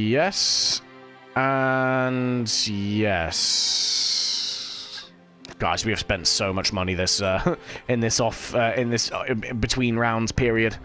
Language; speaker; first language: English; native; English